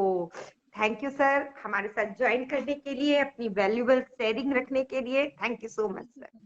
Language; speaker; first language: Hindi; native; Hindi